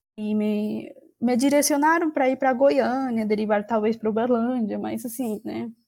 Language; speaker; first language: Portuguese; non-native, fluent; Spanish